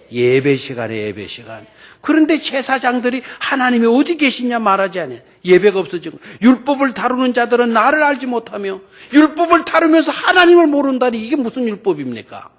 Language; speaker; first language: Korean; native; Korean